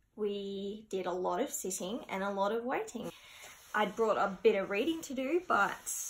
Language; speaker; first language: English; native; English